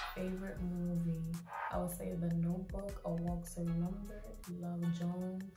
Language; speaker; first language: English; native; English